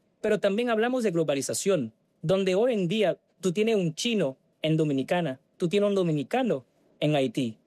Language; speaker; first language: Spanish; non-native, fluent; Haitian Creole